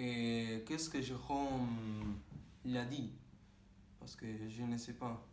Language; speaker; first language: French; non-native, learner; Spanish